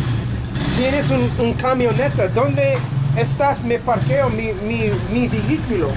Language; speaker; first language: Spanish; non-native, learner; English